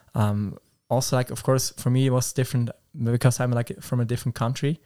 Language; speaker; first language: English; non-native, fluent; Swiss German